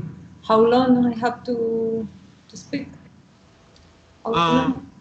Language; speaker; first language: English; non-native, learner; Spanish